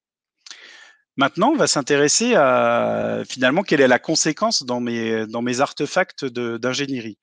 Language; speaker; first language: French; native; French